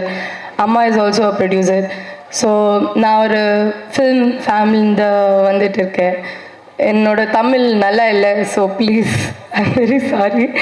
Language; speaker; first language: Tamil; non-native, local second language; Kannada